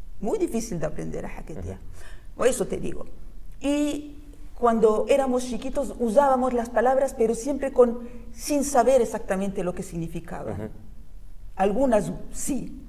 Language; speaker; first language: Spanish; early bilingual, heritage; Spanish